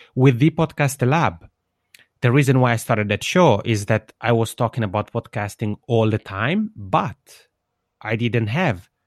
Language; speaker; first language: English; non-native, fluent; Italian